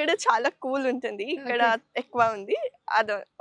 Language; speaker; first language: Telugu; non-native, learner; Kannada